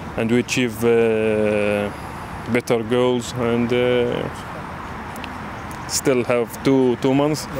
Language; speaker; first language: English; non-native, learner; Arabic